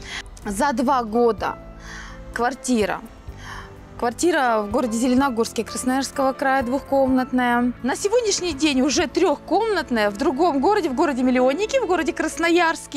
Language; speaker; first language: Russian; native; Russian